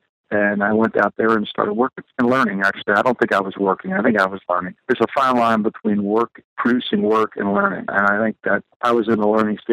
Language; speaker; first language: English; native; English